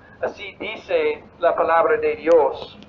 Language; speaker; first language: Spanish; non-native, fluent; English